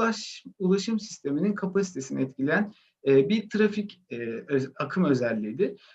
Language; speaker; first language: Turkish; native; Turkish